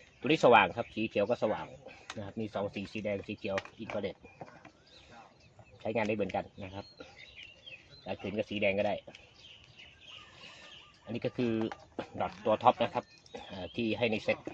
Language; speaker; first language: Thai; native; Thai